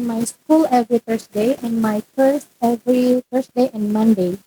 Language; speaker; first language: English; non-native, learner; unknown